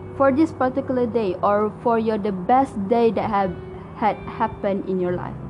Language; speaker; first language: English; non-native, local second language; Malay